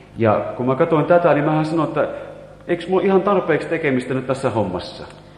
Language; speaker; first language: Finnish; native; Finnish